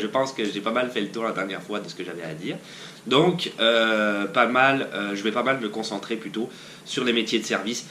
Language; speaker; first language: French; native; French